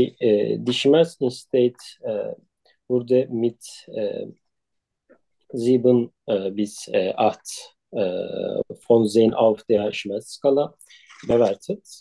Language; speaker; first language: German; non-native, learner; Turkish